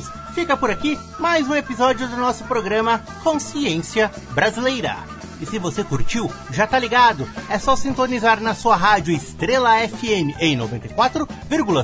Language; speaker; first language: Portuguese; native; Portuguese